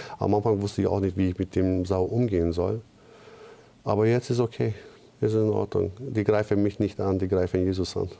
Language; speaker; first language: German; non-native, fluent; Turkish